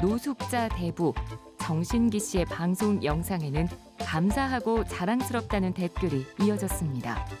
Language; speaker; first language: Korean; native; Korean